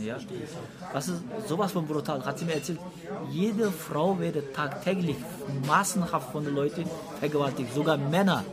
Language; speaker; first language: German; non-native, learner; Uyghur